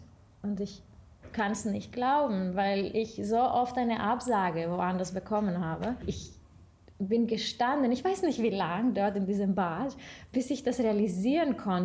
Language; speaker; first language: German; non-native, fluent; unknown